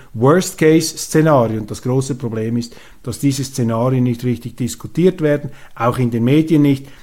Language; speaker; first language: German; native; German